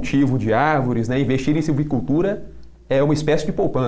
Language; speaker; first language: Portuguese; native; Portuguese